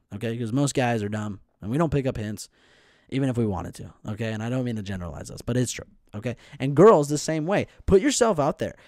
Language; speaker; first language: English; native; English